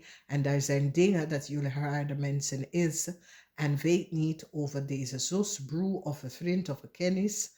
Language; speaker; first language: Dutch; non-native, fluent; English